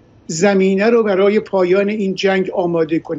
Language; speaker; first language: Persian; native; Persian